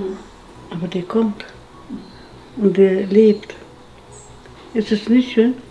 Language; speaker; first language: German; non-native, fluent; Russian